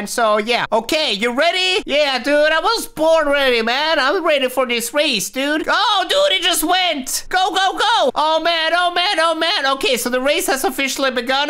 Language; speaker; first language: English; native; English